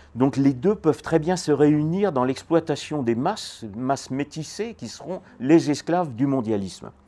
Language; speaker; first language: French; native; French